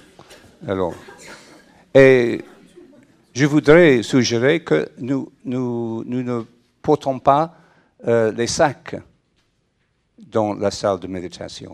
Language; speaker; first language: French; non-native, fluent; English